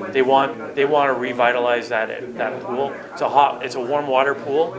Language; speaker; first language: English; native; English